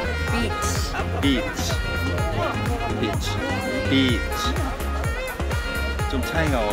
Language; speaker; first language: Korean; non-native, fluent; Swedish